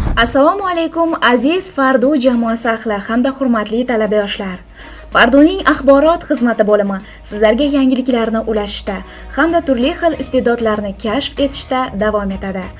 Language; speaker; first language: Uzbek; native; Uzbek